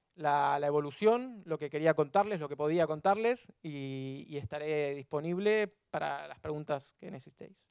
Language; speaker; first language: Spanish; native; Spanish